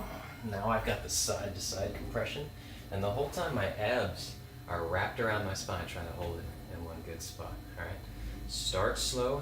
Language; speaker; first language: English; native; English